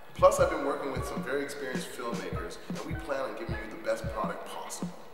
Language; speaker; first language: English; native; English